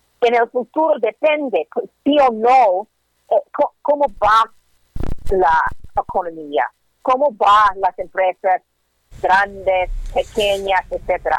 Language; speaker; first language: Spanish; non-native, learner; English